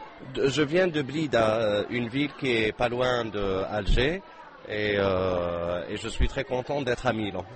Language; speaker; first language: French; non-native, local second language; Arabic